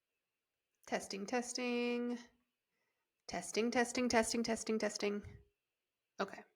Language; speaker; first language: English; native; English